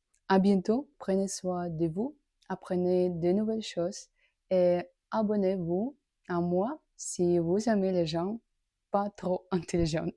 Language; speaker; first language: French; non-native, learner; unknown